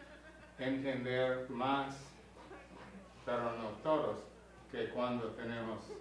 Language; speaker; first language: Spanish; non-native, learner; English